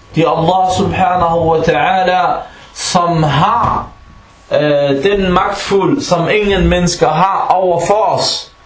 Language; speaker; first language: Danish; non-native, fluent; Arabic